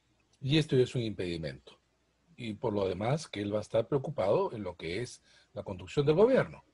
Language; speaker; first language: Spanish; native; Spanish